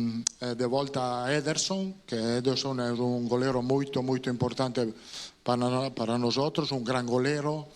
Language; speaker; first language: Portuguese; non-native, learner; Italian